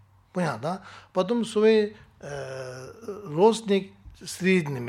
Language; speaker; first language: Russian; non-native, learner; Tibetan